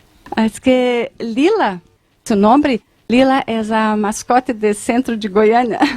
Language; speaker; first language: Spanish; non-native, learner; Portuguese